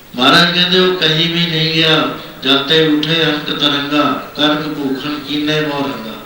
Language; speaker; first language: Hindi; non-native, local second language; Punjabi